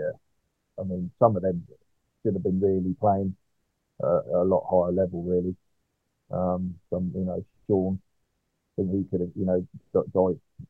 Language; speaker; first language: English; native; English